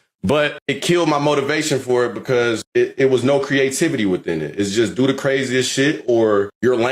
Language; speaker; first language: English; native; English